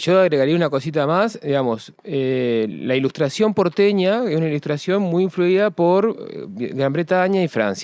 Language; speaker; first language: Spanish; native; Spanish